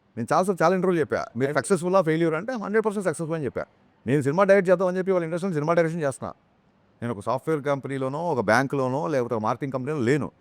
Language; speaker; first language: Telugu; native; Telugu